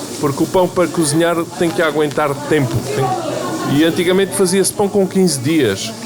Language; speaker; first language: Portuguese; native; Portuguese